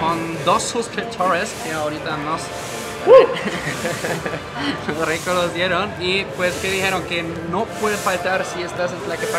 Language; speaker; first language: Spanish; non-native, fluent; German